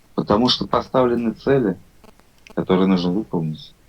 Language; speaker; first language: Russian; native; Russian